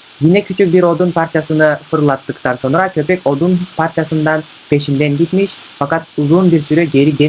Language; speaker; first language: Turkish; non-native, fluent; Kyrgyz